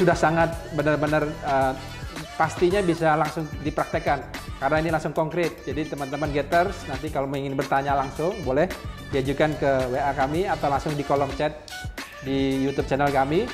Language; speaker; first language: Indonesian; native; Indonesian